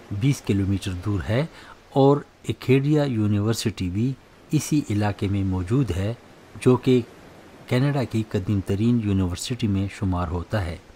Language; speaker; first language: Urdu; native; Urdu